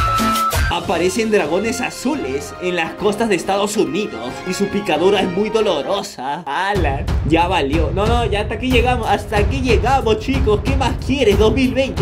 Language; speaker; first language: Spanish; native; Spanish